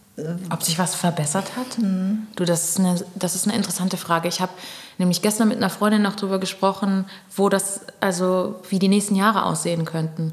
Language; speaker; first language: German; early bilingual, other home language; Portuguese